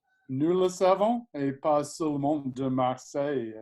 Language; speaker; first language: French; non-native, learner; English